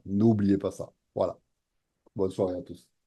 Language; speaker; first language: French; native; French